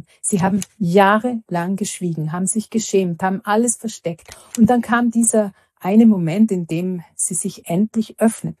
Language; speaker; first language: German; native; German